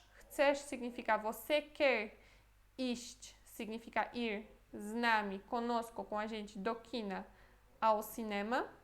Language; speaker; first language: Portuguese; non-native, fluent; Polish